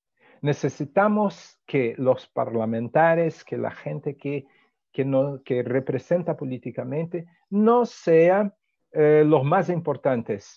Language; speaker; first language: Spanish; non-native, fluent; Portuguese